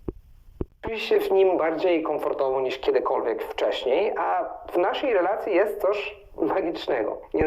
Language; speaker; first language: Polish; non-native, fluent; Italian